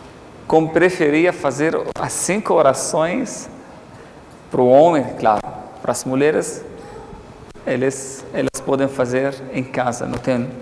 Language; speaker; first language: Portuguese; non-native, fluent; Arabic